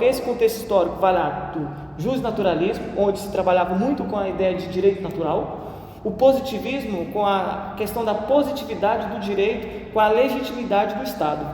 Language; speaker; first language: Portuguese; native; Portuguese